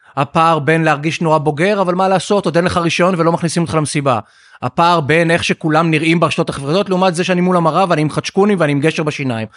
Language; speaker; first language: Hebrew; native; Hebrew